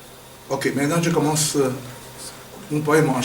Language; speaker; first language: French; non-native, learner; Chinese